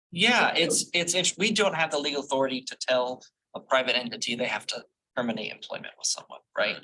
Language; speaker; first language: English; native; English